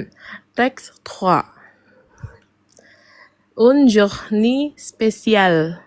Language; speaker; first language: French; non-native, learner; Arabic